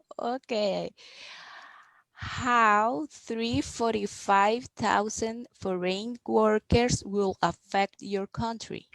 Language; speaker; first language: English; non-native, learner; Spanish